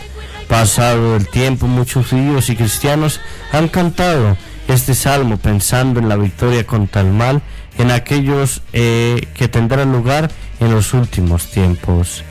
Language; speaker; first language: Spanish; native; Spanish